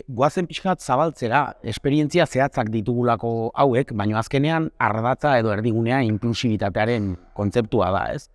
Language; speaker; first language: Basque; native; Basque